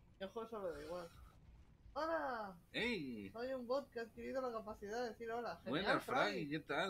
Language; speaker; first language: Spanish; native; Spanish